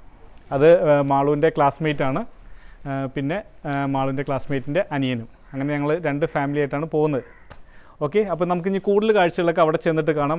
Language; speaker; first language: Malayalam; native; Malayalam